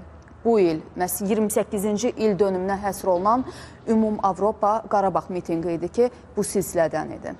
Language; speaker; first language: Azerbaijani; native; Azerbaijani